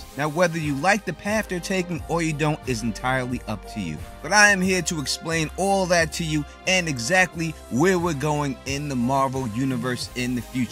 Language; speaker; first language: English; native; English